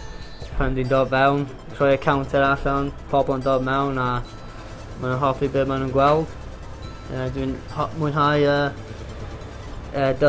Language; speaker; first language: Welsh; non-native, local second language; English